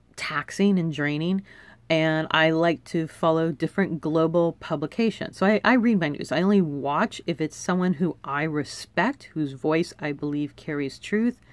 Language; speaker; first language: English; native; English